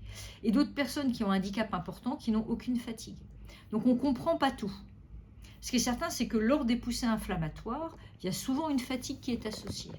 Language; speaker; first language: French; native; French